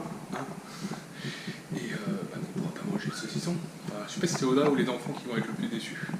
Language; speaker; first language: French; native; French